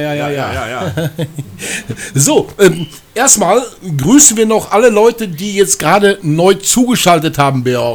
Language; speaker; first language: German; native; German